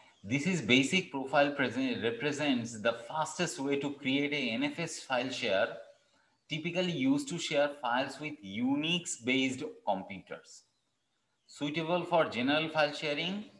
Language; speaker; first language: English; non-native, local second language; Bangla